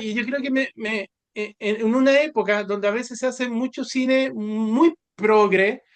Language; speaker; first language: Spanish; native; Spanish